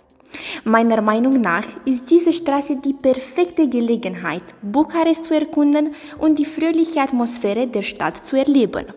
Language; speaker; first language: German; non-native, learner; Romanian